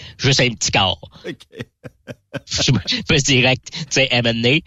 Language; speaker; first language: French; native; French